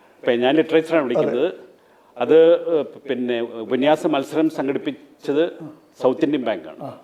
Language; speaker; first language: Malayalam; native; Malayalam